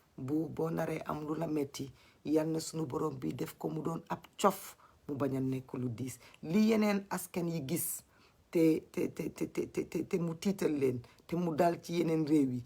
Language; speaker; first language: Wolof; non-native, local second language; Fula